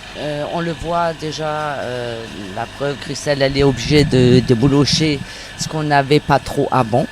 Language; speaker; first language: French; native; French